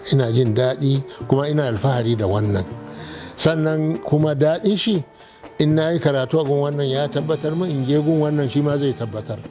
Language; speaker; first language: Hausa; non-native, local second language; Arabic